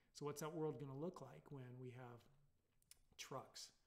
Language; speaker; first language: English; native; English